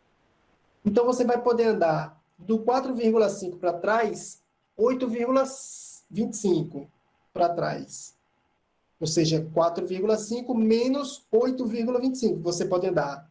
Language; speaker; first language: Portuguese; native; Portuguese